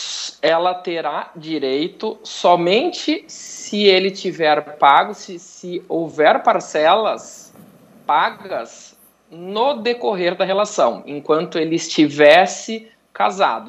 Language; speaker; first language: Portuguese; native; Portuguese